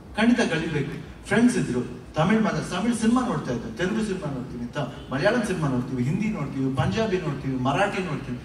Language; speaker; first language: Kannada; native; Kannada